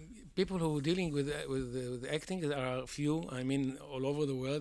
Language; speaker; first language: English; non-native, fluent; Arabic